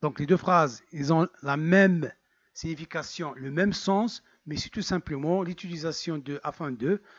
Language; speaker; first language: French; non-native, local second language; Arabic